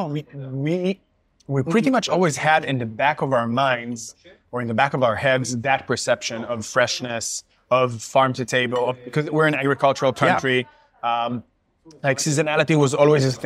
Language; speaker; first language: English; non-native, fluent; Hebrew